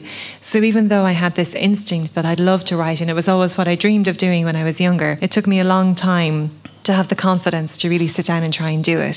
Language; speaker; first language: English; native; English